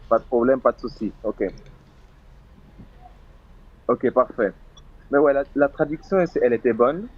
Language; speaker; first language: French; non-native, fluent; Portuguese